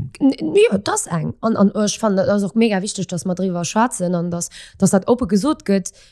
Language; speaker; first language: Luxembourgish; early bilingual, other home language; Portuguese